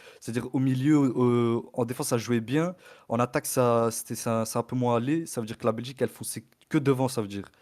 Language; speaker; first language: French; early bilingual, other home language; Arabic